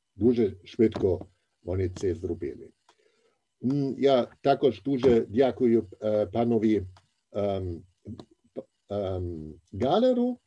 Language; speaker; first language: Ukrainian; non-native, fluent; German